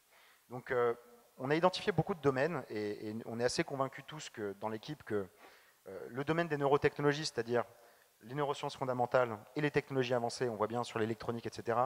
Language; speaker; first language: French; native; French